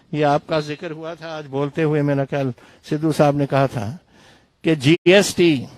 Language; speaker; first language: Urdu; non-native, local second language; Punjabi